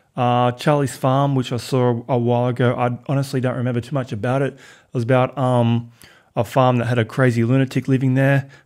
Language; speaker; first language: English; native; English